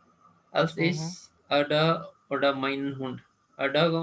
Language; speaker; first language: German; non-native, fluent; Urdu